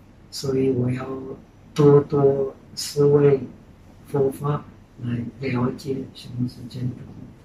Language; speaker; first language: Chinese; non-native, fluent; Czech